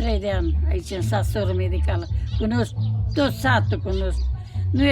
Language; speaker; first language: Romanian; non-native, local second language; German